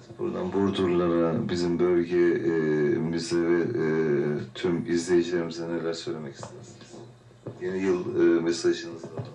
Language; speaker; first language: Turkish; native; Turkish